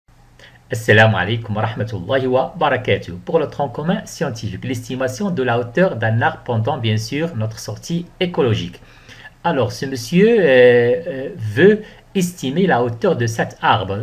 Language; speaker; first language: French; non-native, local second language; Arabic